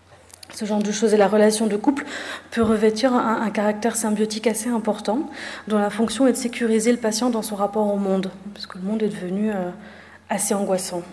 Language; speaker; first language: French; native; French